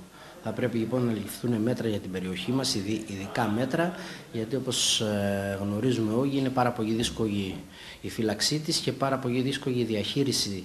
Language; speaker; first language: Greek; native; Greek